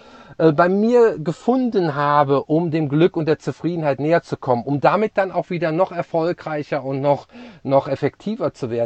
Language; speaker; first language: German; native; German